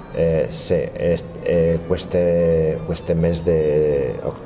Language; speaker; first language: Italian; non-native, learner; Spanish